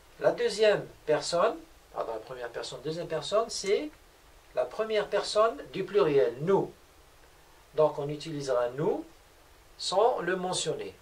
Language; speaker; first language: French; non-native, local second language; Arabic